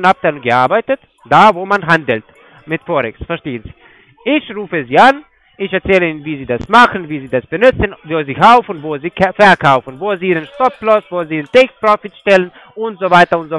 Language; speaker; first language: German; non-native, fluent; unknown